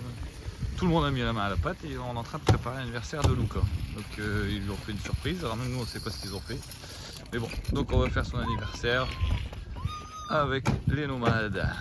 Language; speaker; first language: French; native; French